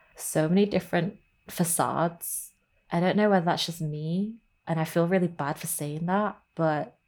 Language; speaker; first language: English; native; English